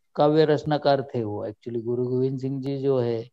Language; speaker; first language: Hindi; non-native, local second language; Marathi